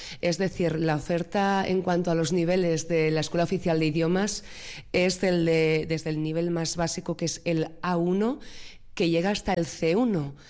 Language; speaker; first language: Spanish; native; Spanish